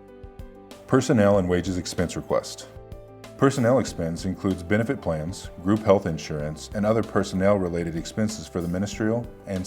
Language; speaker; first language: English; native; English